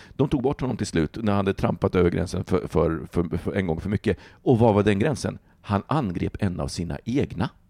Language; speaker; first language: Swedish; native; Swedish